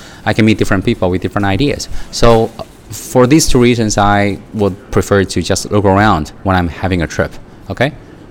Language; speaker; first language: English; non-native, fluent; Chinese